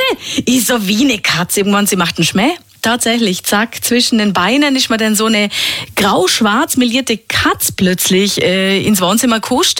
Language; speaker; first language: German; native; German